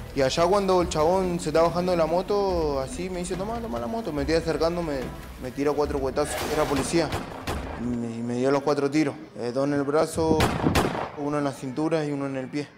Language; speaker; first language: Spanish; native; Spanish